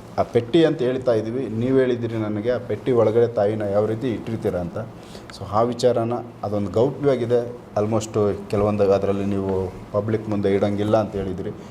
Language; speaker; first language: Kannada; native; Kannada